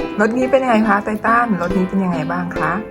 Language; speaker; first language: Thai; native; Thai